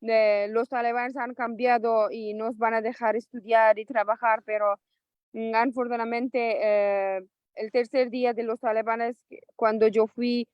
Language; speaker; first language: Spanish; non-native, local second language; Persian